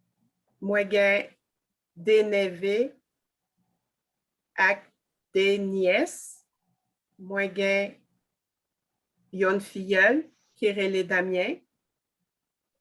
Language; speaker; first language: Haitian Creole; non-native, learner; French